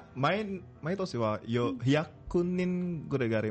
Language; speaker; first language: Japanese; non-native, learner; Indonesian